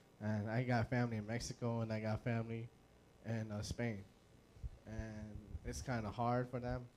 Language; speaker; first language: English; early bilingual, other home language; Spanish